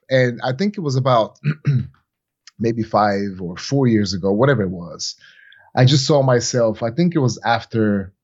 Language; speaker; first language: English; non-native, fluent; Bulgarian